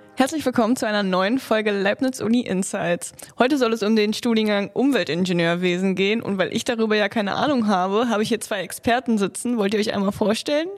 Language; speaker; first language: German; native; German